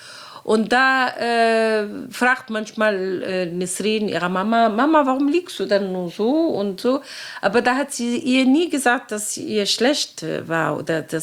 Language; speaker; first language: German; non-native, fluent; Arabic